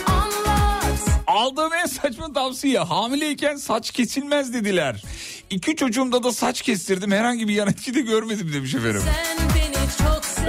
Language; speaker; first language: Turkish; native; Turkish